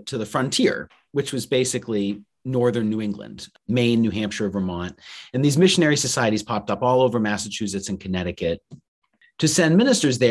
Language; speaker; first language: English; native; English